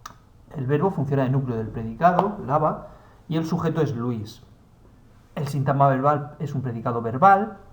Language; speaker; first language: Spanish; native; Spanish